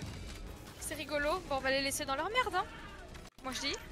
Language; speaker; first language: French; native; French